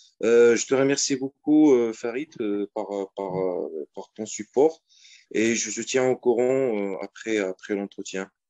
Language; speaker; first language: French; non-native, fluent; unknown